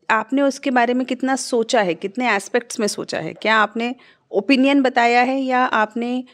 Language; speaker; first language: Hindi; native; Hindi